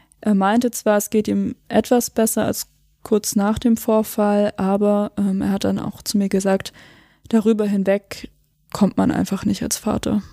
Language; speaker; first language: German; native; German